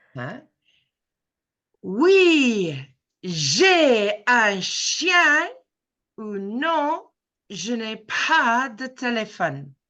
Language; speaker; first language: French; non-native, fluent; English